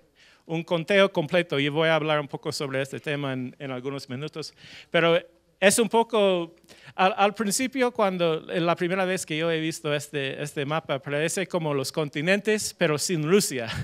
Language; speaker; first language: Spanish; non-native, fluent; English